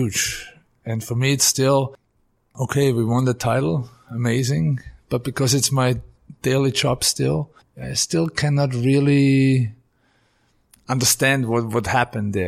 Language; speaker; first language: English; non-native, fluent; German